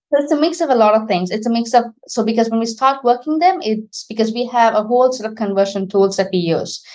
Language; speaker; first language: English; non-native, local second language; Sinhala